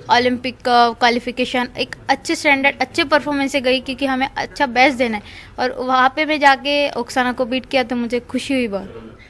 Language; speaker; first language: Hindi; non-native, local second language; Bangla